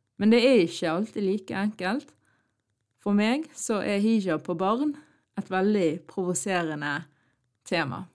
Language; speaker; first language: Norwegian; early bilingual, other home language; Arabic